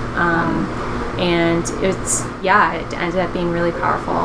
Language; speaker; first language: English; native; English